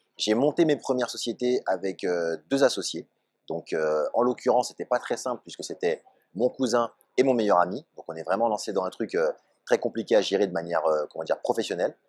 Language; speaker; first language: French; native; French